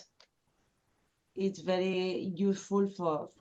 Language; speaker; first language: English; non-native, fluent; Spanish